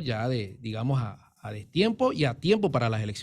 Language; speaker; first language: Spanish; native; Spanish